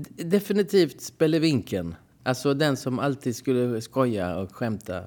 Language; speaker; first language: Swedish; native; Swedish